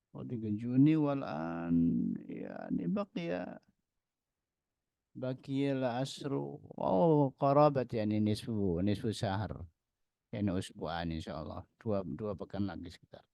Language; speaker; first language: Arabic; non-native, fluent; Indonesian